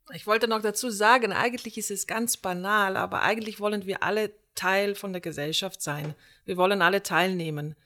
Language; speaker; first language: German; non-native, fluent; Slovenian